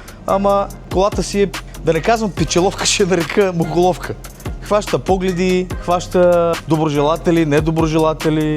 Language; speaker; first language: Bulgarian; native; Bulgarian